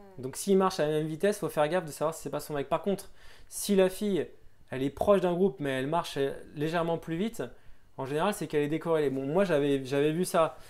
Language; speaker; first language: French; native; French